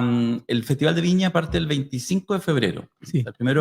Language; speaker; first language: Spanish; native; Spanish